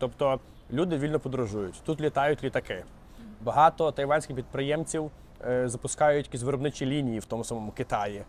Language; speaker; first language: Ukrainian; native; Ukrainian